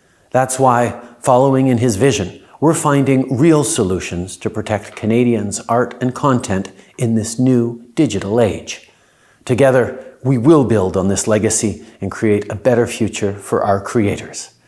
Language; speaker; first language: English; early bilingual, other home language; French